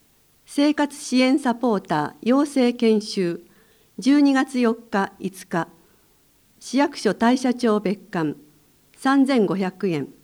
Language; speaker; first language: Japanese; native; Japanese